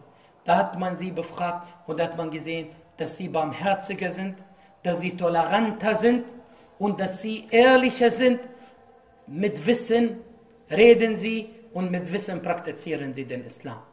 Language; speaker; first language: German; non-native, fluent; Arabic